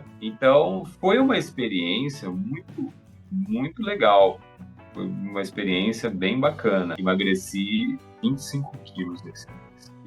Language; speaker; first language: Portuguese; native; Portuguese